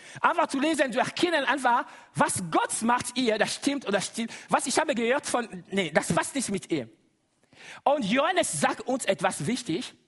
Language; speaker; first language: German; non-native, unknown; Lingala